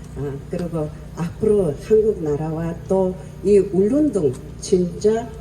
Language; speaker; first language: Korean; non-native, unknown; Mongolian